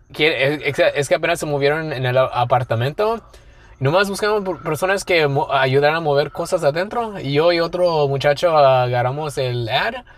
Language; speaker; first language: Spanish; early bilingual, other home language; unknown